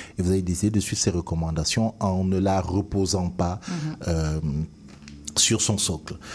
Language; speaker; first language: French; non-native, local second language; Duala